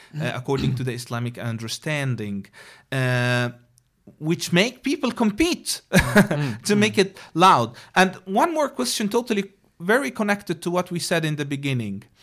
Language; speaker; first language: English; non-native, fluent; Arabic